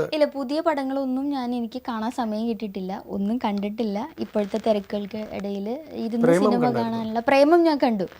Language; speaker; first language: Malayalam; non-native, local second language; Tamil